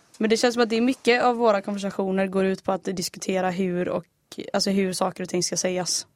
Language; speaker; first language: Swedish; native; Swedish